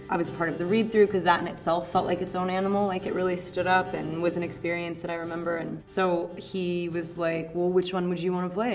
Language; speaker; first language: English; native; English